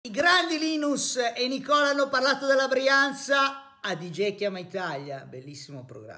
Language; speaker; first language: Italian; native; Italian